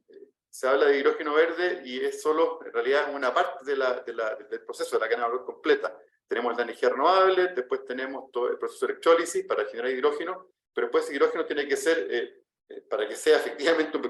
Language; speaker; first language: Spanish; native; Spanish